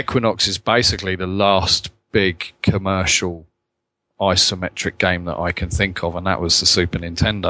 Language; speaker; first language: English; native; English